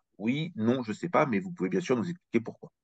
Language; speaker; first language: French; native; French